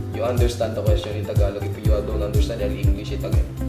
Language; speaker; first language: English; non-native, learner; Filipino